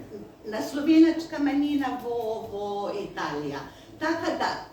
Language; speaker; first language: Macedonian; non-native, learner; Slovenian